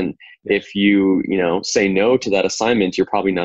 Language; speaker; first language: English; native; English